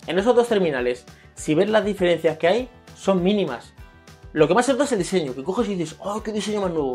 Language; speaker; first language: Spanish; native; Spanish